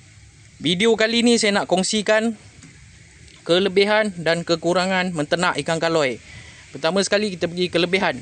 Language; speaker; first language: Malay; native; Malay